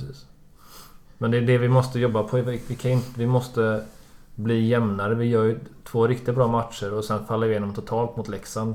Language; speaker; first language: Swedish; native; Swedish